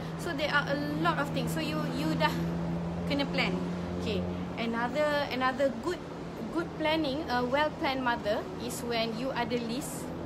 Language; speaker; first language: English; non-native, local second language; Malay